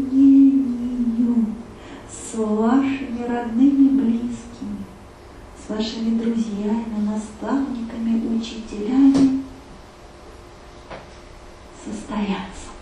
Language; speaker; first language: Russian; native; Russian